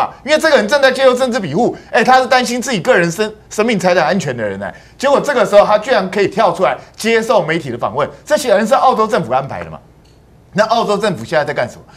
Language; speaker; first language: Chinese; native; Chinese